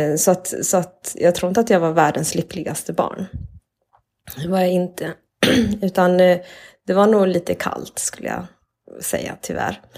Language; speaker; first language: Swedish; early bilingual, other home language; Spanish